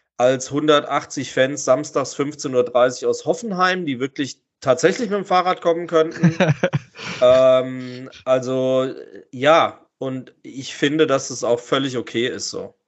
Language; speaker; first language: German; native; German